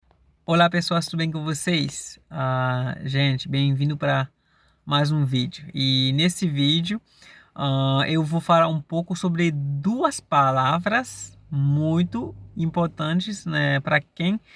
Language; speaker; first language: Portuguese; non-native, fluent; Haitian Creole